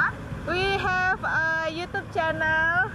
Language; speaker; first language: English; non-native, learner; Indonesian